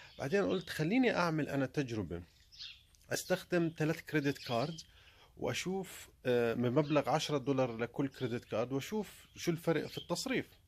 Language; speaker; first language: Arabic; native; Arabic